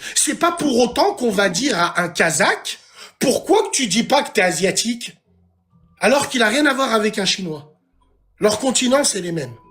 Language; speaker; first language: French; early bilingual, other home language; Arabic